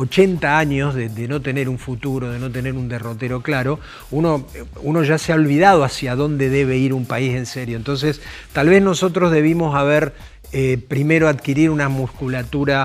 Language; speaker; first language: Spanish; native; Spanish